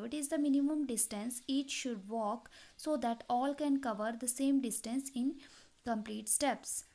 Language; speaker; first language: English; non-native, local second language; Hindi